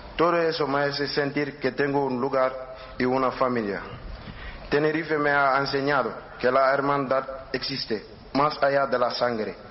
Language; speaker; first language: Spanish; non-native, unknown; Wolof